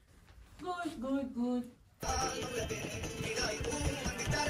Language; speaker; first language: German; non-native, learner; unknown